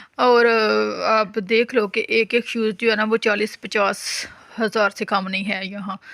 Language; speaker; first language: Urdu; non-native, local second language; Punjabi